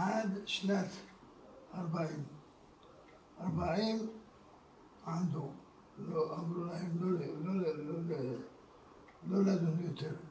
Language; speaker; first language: Hebrew; non-native, fluent; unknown